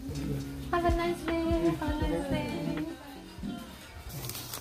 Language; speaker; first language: English; non-native, learner; Japanese